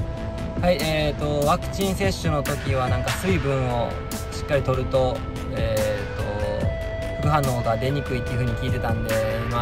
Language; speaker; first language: Japanese; native; Japanese